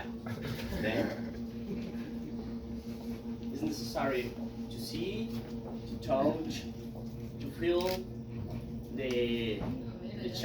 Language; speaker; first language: English; non-native, learner; Spanish